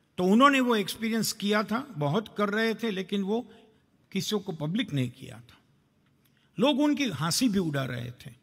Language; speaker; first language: Hindi; non-native, local second language; Gujarati